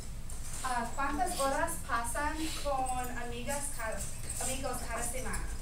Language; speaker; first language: Spanish; non-native, learner; English